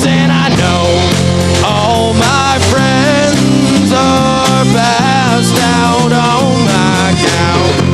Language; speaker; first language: English; native; English